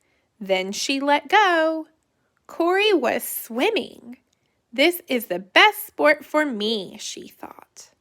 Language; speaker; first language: English; native; English